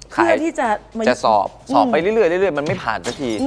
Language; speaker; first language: Thai; native; Thai